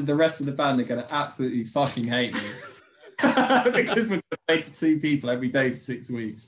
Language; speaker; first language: English; native; English